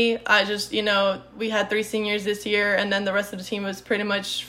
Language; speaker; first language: English; non-native, fluent; Czech